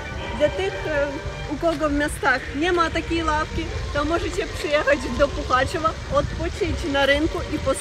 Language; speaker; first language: Polish; non-native, learner; Russian